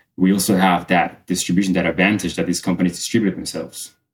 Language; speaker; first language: English; early bilingual, other home language; Spanish